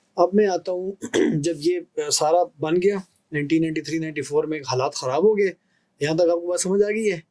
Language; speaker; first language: Urdu; non-native, local second language; Pashto